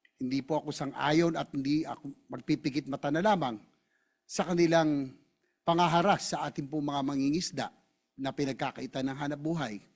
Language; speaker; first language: Filipino; native; Filipino